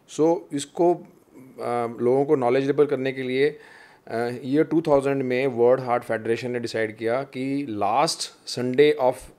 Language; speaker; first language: Hindi; non-native, local second language; Punjabi